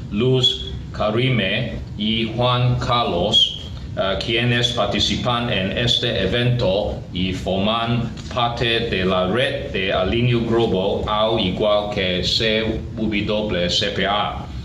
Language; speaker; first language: Spanish; non-native, learner; Chinese